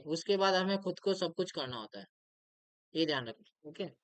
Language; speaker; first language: Hindi; native; Hindi